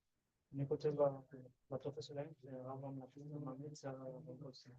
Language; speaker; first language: Hebrew; non-native, learner; Spanish